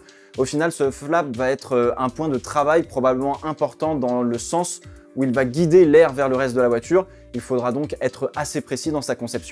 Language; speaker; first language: French; native; French